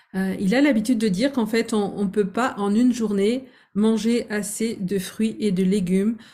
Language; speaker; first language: French; native; French